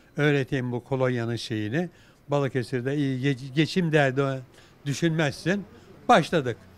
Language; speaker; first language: Turkish; native; Turkish